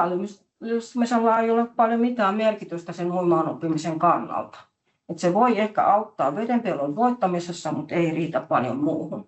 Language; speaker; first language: Finnish; native; Finnish